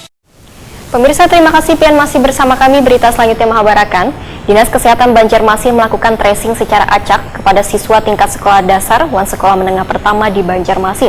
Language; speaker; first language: Indonesian; non-native, local second language; Banjar